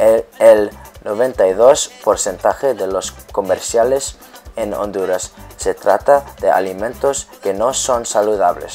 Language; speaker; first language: Spanish; non-native, learner; English